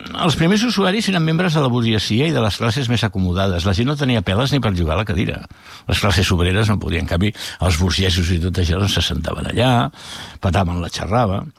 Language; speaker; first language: Catalan; native; Catalan